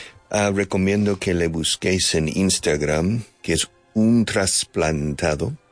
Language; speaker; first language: Spanish; non-native, fluent; English